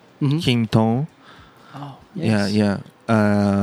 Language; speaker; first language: English; non-native, learner; Japanese